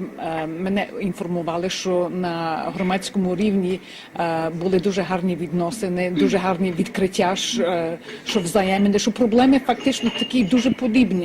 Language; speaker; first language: Ukrainian; early bilingual, heritage; Ukrainian